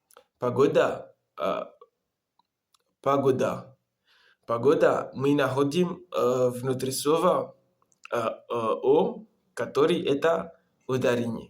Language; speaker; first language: Russian; non-native, learner; Comorian